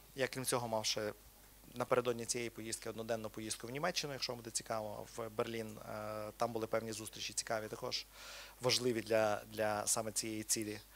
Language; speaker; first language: Ukrainian; native; Ukrainian